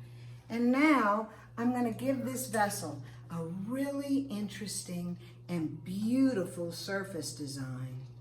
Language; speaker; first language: English; native; English